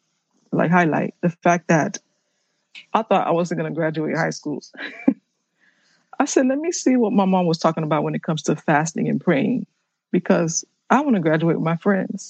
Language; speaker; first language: English; early bilingual, other home language; Haitian Creole